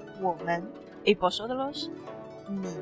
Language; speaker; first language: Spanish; non-native, fluent; Chinese